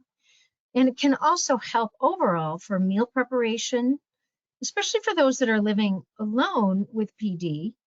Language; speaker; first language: English; native; English